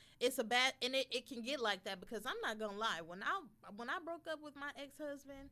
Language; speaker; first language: English; native; English